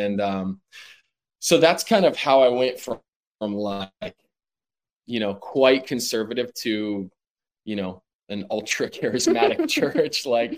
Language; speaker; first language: English; native; English